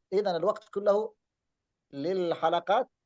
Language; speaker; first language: Arabic; native; Arabic